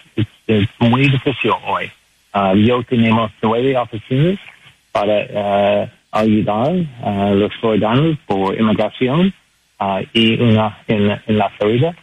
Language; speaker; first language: Spanish; non-native, learner; English